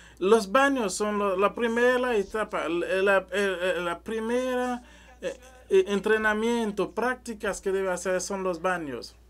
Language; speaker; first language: Spanish; non-native, learner; French